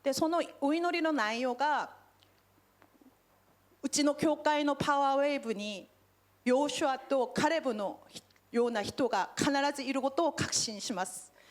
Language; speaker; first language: Japanese; non-native, fluent; Korean